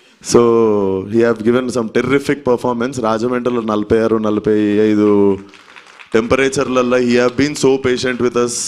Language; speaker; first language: Telugu; native; Telugu